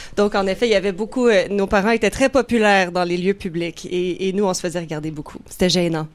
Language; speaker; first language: French; native; French